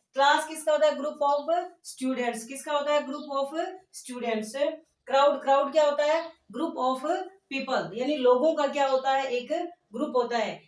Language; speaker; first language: Hindi; native; Hindi